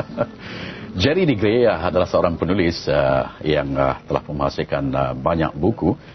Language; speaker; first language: Malay; native; Malay